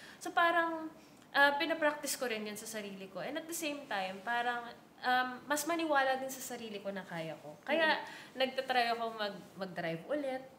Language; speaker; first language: Filipino; native; Filipino